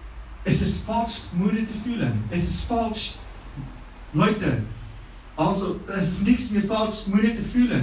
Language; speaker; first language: German; non-native, fluent; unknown